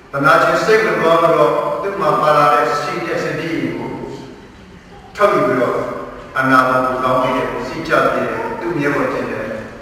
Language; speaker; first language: Burmese; non-native, local second language; Hakha Chin